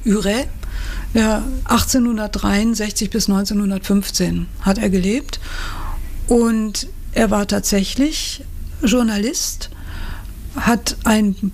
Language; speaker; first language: German; native; German